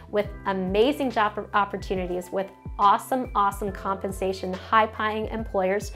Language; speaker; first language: English; native; English